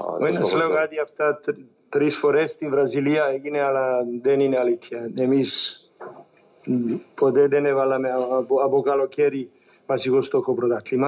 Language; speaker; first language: Greek; non-native, learner; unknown